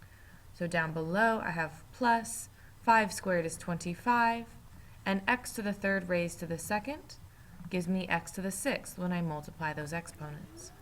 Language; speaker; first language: English; native; English